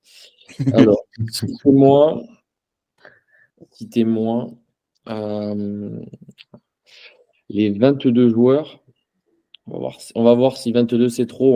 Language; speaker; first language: French; native; French